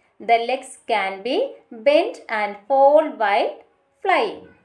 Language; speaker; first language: English; non-native, local second language; Malayalam